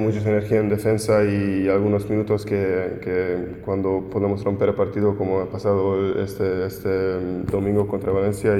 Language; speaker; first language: Spanish; non-native, fluent; Hungarian